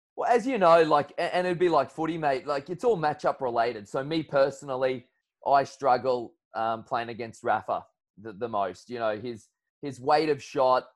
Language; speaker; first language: English; native; English